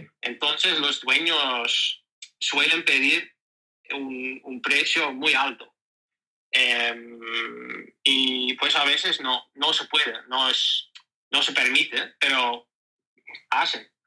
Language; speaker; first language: Spanish; non-native, learner; Dutch